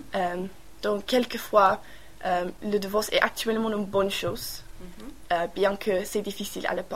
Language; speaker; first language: French; non-native, learner; English